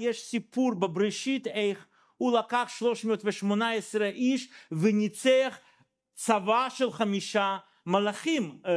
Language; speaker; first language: Hebrew; non-native, fluent; Russian